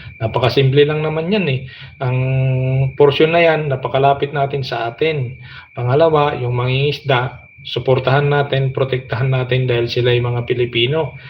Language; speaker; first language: Filipino; non-native, local second language; Iloko